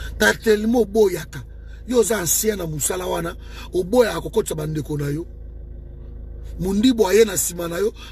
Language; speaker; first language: Lingala; native; Lingala